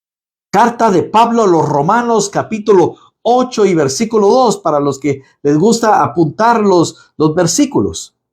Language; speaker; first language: Spanish; native; Spanish